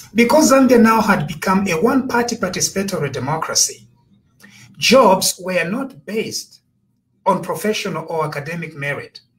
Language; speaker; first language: English; non-native, local second language; Bemba